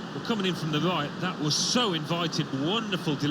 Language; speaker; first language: English; native; English